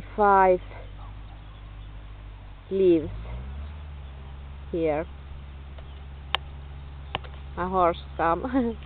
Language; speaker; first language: English; non-native, learner; Finnish